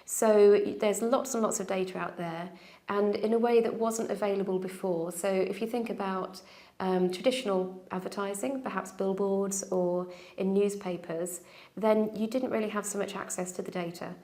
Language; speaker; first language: English; native; English